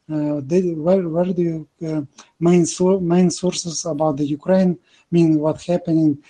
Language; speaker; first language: English; non-native, learner; Ukrainian